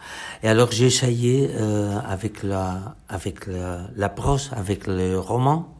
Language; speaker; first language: French; non-native, fluent; Catalan